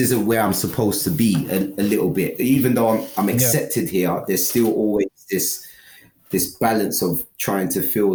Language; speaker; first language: English; native; English